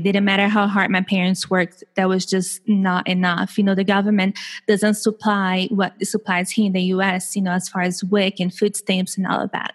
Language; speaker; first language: English; non-native, fluent; Portuguese